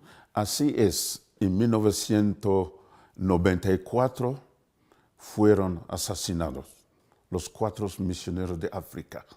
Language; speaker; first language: Spanish; non-native, fluent; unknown